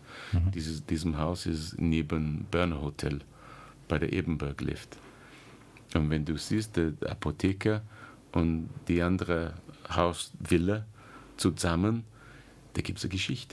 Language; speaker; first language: German; non-native, learner; English